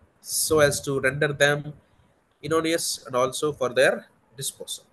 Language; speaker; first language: English; non-native, local second language; Telugu